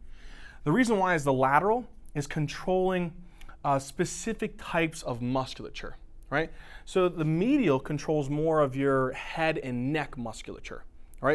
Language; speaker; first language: English; native; English